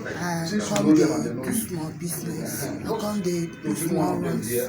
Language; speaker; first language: Nigerian Pidgin; non-native, local second language; Ibibio